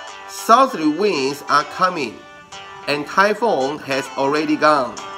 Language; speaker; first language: English; non-native, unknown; Hakka Chinese